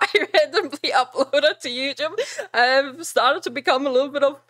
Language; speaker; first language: English; non-native, fluent; German